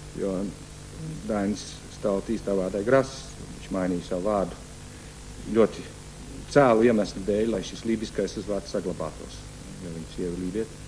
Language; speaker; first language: Latvian; early bilingual, heritage; Latvian